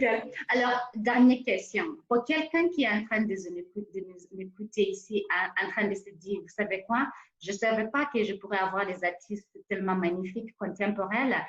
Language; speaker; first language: French; non-native, fluent; English